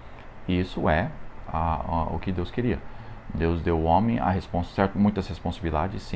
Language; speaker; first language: Portuguese; non-native, fluent; English